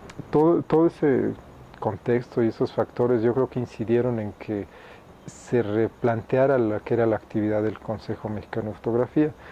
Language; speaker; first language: Spanish; native; Spanish